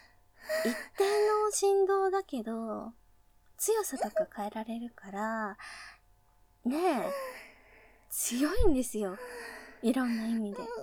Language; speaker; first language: Japanese; native; Japanese